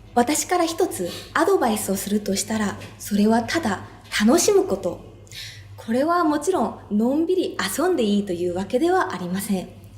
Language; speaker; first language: Japanese; non-native, fluent; Korean